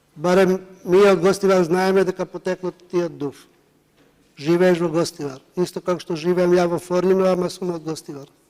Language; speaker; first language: Macedonian; non-native, local second language; Albanian